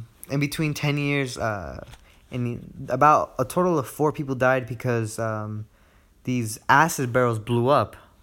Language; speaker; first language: English; early bilingual, other home language; Spanish